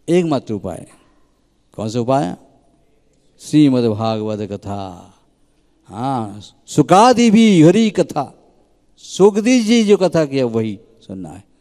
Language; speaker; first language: Hindi; native; Hindi